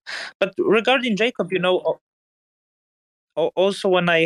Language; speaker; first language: English; non-native, fluent; Polish